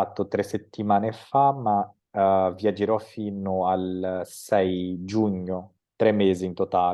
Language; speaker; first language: Italian; non-native, fluent; Portuguese